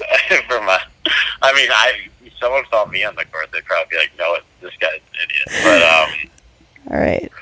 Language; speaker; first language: English; native; English